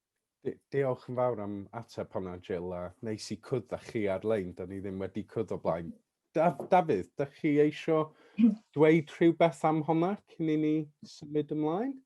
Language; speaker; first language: Welsh; non-native, fluent; English